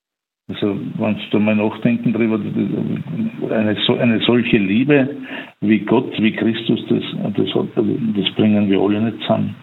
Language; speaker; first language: German; native; German